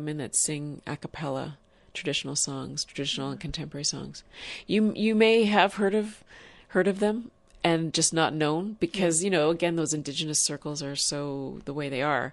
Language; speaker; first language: English; native; English